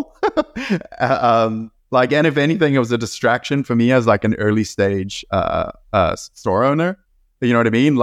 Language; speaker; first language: English; native; English